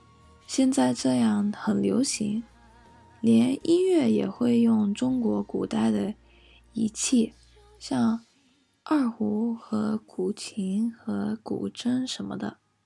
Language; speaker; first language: Chinese; early bilingual, heritage; English